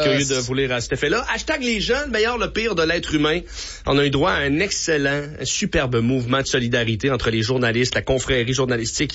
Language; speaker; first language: French; native; French